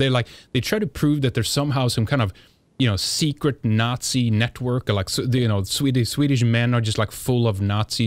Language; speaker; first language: English; non-native, fluent; Swedish